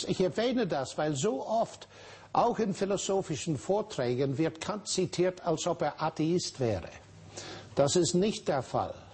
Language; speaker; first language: German; non-native, fluent; English